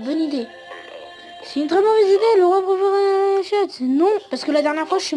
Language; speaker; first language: French; native; French